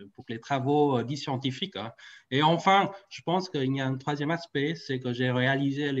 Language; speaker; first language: French; non-native, fluent; Vietnamese